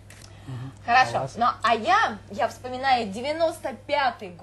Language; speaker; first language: Russian; native; Russian